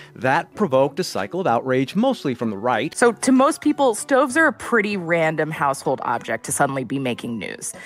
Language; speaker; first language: English; native; English